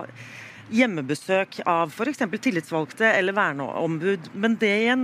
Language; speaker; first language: Norwegian; native; Norwegian